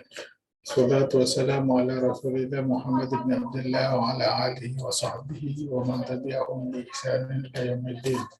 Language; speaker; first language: Arabic; non-native, fluent; Indonesian